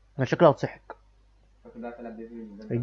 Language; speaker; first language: Arabic; native; Arabic